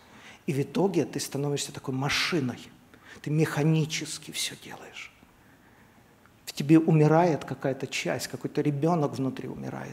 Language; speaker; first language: Russian; native; Russian